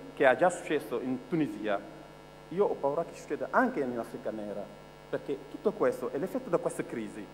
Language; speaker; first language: Italian; non-native, fluent; Wolof